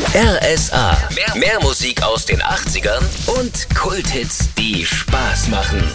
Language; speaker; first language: German; native; German